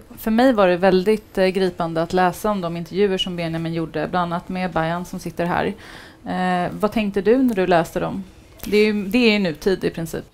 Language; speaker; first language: Swedish; native; Swedish